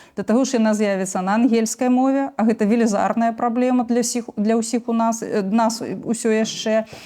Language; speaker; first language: Belarusian; native; Belarusian